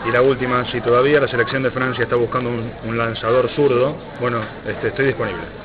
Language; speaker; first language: Spanish; native; Spanish